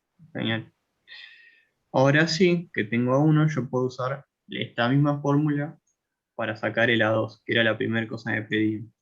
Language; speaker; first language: Spanish; native; Spanish